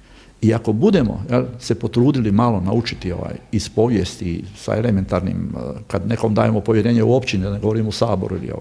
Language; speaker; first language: Croatian; native; Croatian